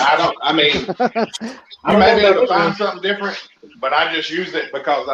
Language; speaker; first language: English; native; English